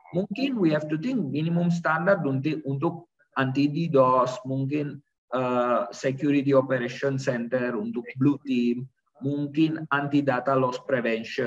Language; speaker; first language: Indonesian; non-native, learner; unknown